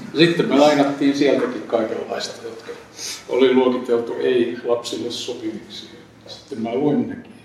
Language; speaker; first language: Finnish; native; Finnish